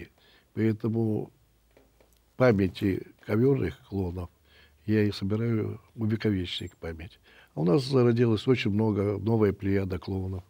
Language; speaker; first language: Russian; native; Russian